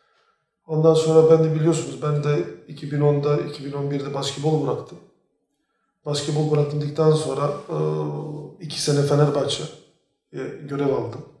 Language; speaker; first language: Turkish; non-native, fluent; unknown